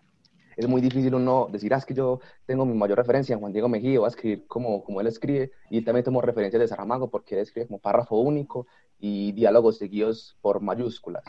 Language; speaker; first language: Spanish; native; Spanish